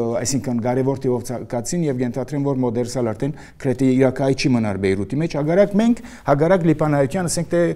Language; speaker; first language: Armenian; early bilingual, heritage; Armenian